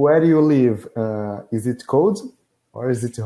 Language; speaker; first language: English; non-native, learner; Portuguese